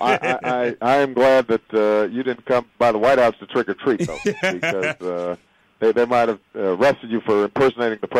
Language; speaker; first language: English; native; English